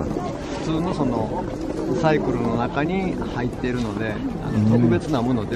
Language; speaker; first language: Japanese; native; Japanese